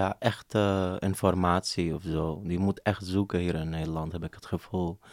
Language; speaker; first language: Dutch; non-native, fluent; Arabic